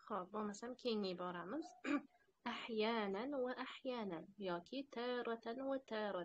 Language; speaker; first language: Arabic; non-native, fluent; Uzbek